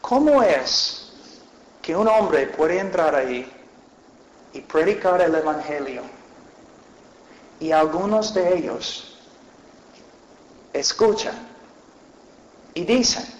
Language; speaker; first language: Spanish; non-native, fluent; English